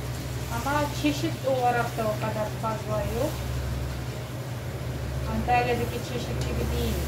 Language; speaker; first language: Turkish; non-native, learner; Russian